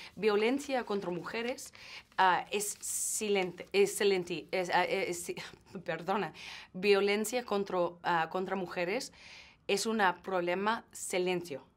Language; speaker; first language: Spanish; non-native, learner; English